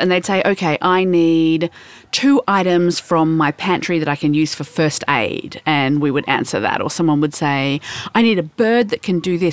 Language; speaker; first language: English; native; English